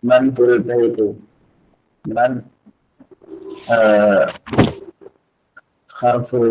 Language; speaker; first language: Arabic; non-native, learner; Indonesian